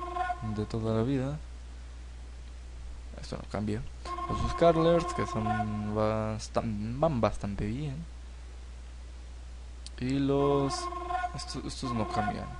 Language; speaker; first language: Spanish; native; Spanish